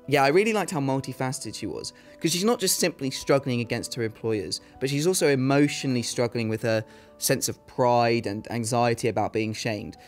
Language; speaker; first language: English; native; English